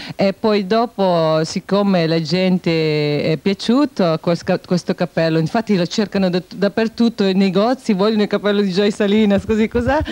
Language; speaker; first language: Italian; non-native, fluent; Filipino